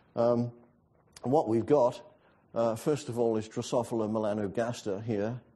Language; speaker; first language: English; native; English